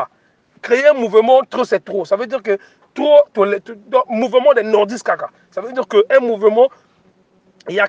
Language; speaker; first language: French; non-native, local second language; Lingala